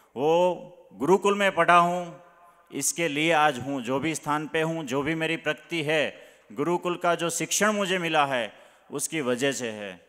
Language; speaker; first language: Hindi; non-native, local second language; Gujarati